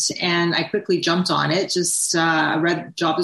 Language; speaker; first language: English; native; English